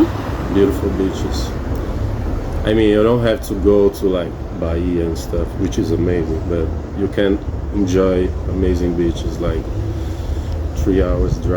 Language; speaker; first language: English; non-native, fluent; Portuguese